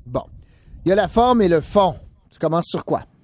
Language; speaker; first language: French; native; French